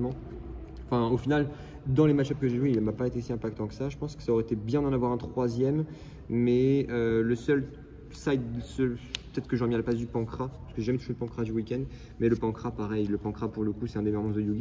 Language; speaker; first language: French; native; French